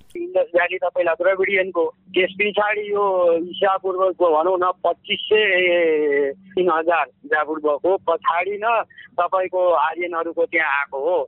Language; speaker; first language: Nepali; non-native, local second language; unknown